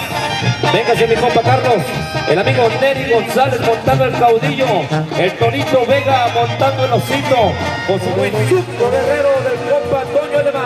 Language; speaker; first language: Spanish; native; Spanish